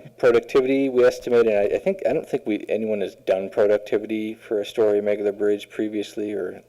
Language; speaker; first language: English; native; English